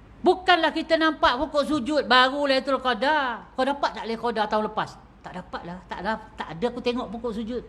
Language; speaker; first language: Malay; native; Malay